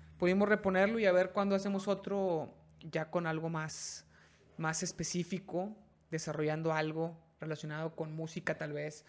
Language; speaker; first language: Spanish; native; Spanish